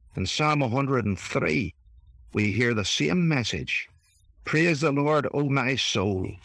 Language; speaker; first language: English; native; English